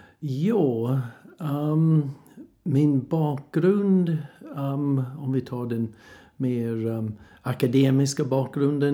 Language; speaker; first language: Swedish; non-native, fluent; English